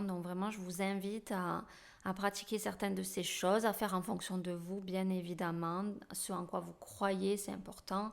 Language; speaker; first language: French; native; French